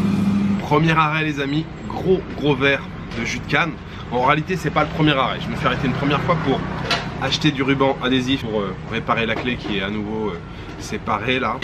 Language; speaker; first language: French; native; French